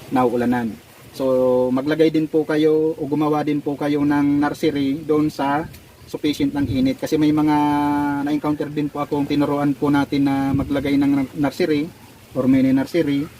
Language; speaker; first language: Filipino; non-native, local second language; Bikol